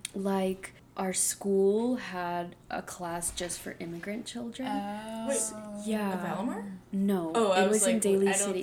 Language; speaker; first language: English; early bilingual, other home language; Spanish